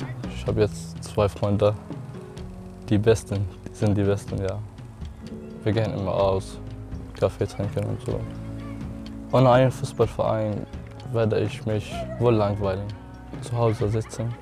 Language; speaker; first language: German; non-native, learner; Arabic